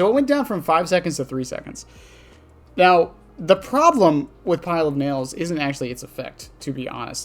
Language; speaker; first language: English; native; English